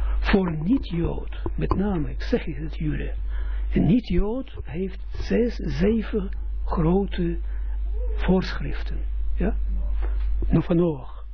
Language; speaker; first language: Dutch; non-native, fluent; Russian